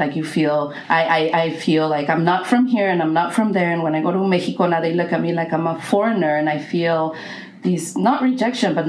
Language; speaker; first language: English; non-native, fluent; Spanish